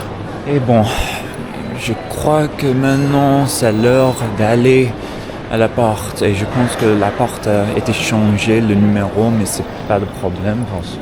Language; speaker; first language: French; non-native, fluent; English